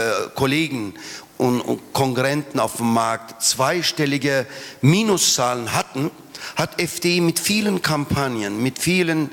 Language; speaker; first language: German; non-native, fluent; Turkish